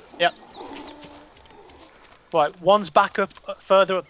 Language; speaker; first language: English; native; English